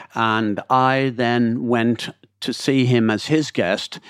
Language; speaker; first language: English; native; English